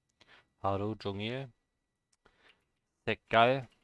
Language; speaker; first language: Korean; non-native, learner; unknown